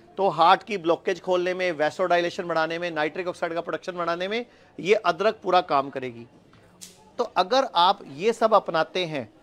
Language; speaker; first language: Hindi; native; Hindi